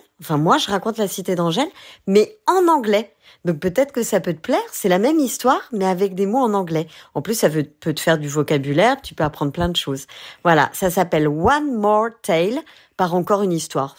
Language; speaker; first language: French; native; French